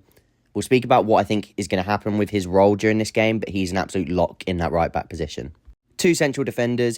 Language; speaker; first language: English; native; English